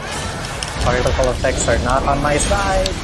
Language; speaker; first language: English; native; English